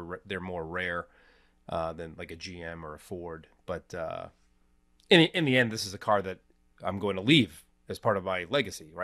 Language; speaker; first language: English; native; English